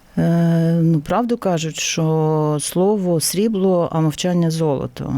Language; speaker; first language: Ukrainian; non-native, local second language; Russian